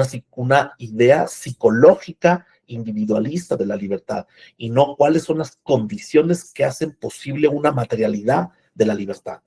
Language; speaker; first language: Spanish; native; Spanish